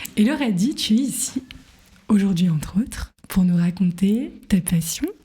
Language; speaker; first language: French; native; French